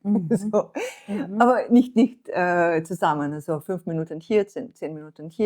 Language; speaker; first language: German; non-native, fluent; Slovenian